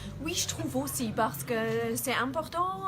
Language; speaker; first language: French; non-native, learner; German